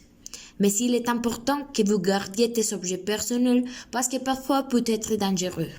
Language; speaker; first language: French; non-native, learner; Spanish